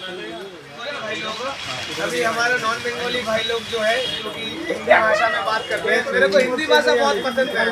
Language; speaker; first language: Hindi; non-native, local second language; Bangla